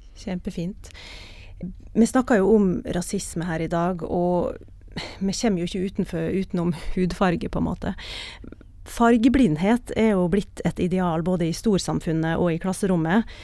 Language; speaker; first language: Norwegian; native; Norwegian